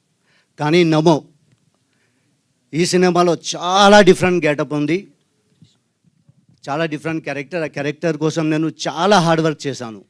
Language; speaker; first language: Telugu; non-native, learner; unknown